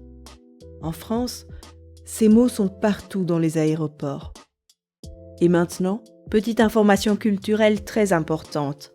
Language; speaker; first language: French; native; French